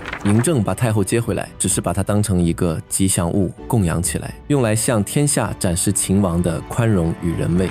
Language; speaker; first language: Chinese; native; Chinese